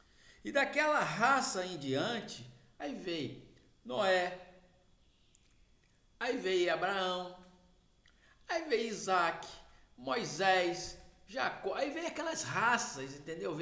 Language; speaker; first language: Portuguese; native; Portuguese